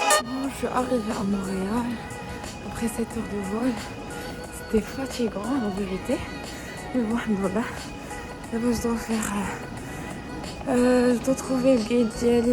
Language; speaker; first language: French; non-native, local second language; Arabic